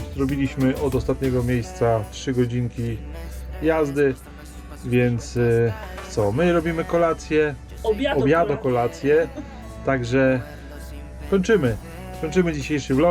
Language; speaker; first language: Polish; native; Polish